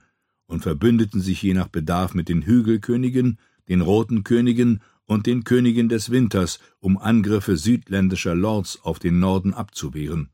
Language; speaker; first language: German; native; German